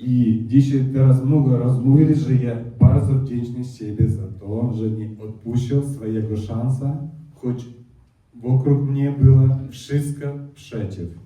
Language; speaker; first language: Polish; non-native, learner; Russian